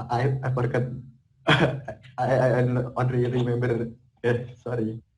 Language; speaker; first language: English; non-native, learner; Indonesian